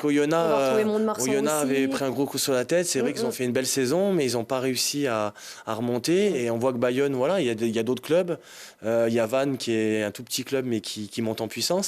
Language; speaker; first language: French; native; French